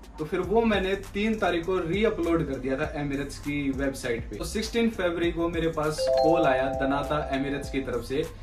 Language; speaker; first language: Hindi; native; Hindi